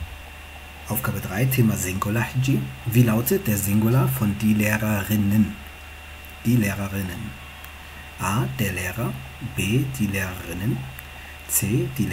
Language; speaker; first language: German; non-native, fluent; Tigrinya